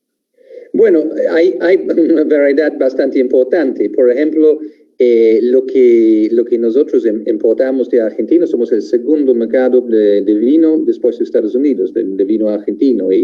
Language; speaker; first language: Spanish; non-native, fluent; English